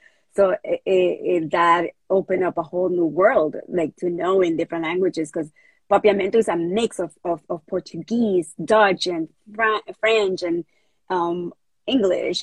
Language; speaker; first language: English; early bilingual, other home language; Spanish